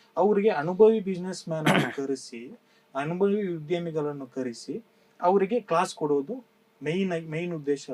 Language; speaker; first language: Kannada; non-native, local second language; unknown